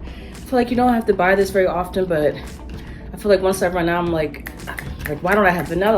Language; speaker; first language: English; native; English